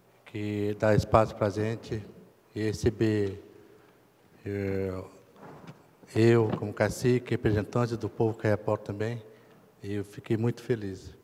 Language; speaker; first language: Portuguese; non-native, local second language; Kayapó